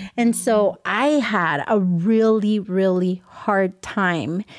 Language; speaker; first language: English; early bilingual, other home language; Spanish